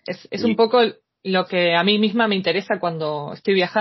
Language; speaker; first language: Spanish; native; Spanish